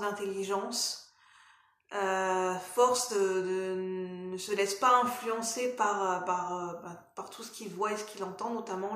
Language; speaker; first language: French; native; French